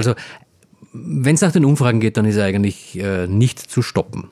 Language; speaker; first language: German; native; German